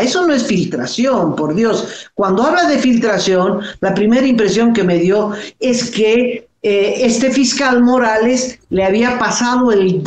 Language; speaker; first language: Spanish; native; Spanish